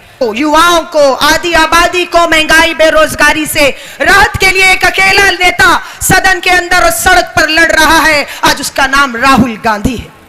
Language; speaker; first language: Hindi; native; Hindi